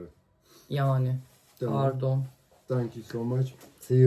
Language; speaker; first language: English; non-native, learner; Turkish